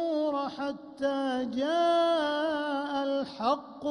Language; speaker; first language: Arabic; native; Arabic